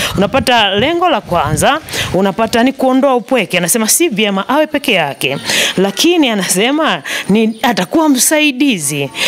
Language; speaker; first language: Swahili; native; Swahili